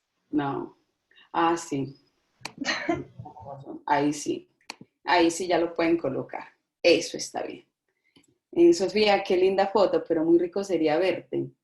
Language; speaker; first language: Spanish; native; Spanish